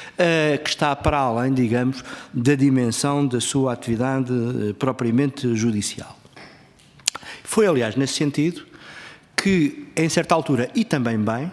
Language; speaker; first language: Portuguese; native; Portuguese